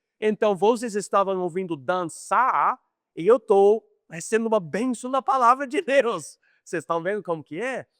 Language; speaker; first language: Portuguese; non-native, fluent; English